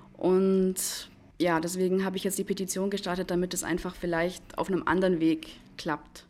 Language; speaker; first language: German; native; German